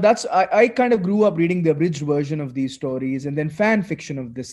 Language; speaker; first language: English; non-native, local second language; Urdu